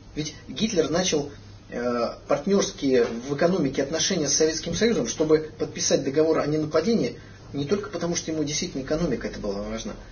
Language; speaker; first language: Russian; native; Russian